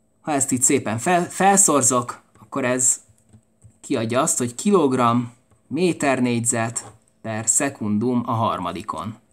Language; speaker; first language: Hungarian; native; Hungarian